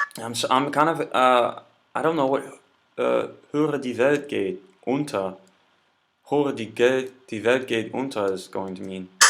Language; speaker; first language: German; non-native, learner; English